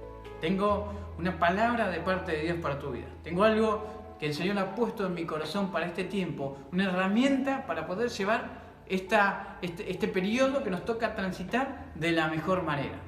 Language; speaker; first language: Spanish; native; Spanish